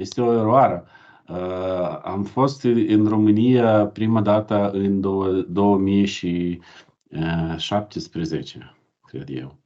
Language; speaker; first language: Romanian; non-native, learner; Ukrainian